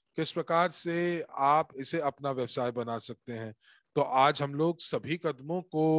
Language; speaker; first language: Hindi; native; Hindi